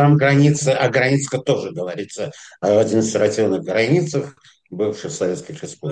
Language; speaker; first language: Russian; non-native, fluent; Azerbaijani